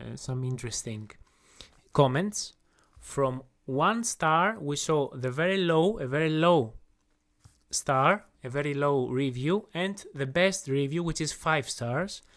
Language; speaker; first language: English; non-native, fluent; Greek